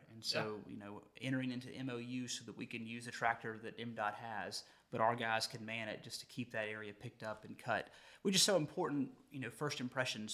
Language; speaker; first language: English; native; English